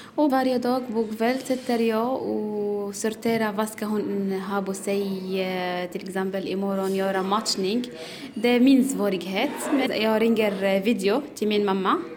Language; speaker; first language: Swedish; non-native, learner; Arabic